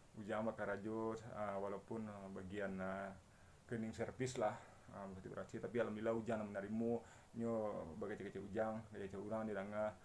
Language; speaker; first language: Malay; non-native, local second language; Minangkabau